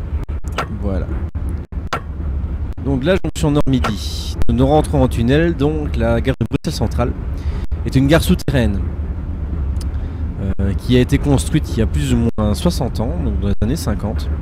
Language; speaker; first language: French; native; French